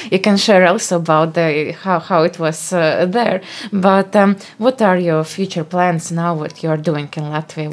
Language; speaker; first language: English; non-native, fluent; Latvian